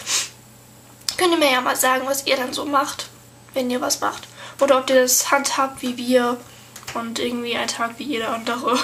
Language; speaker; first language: German; native; German